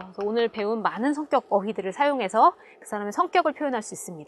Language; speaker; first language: Korean; native; Korean